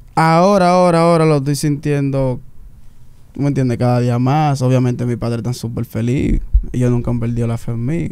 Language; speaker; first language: Spanish; early bilingual, heritage; Spanish